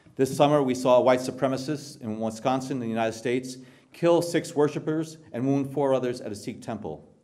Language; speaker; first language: English; native; English